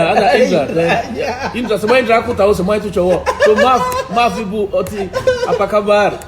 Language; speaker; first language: Indonesian; non-native, fluent; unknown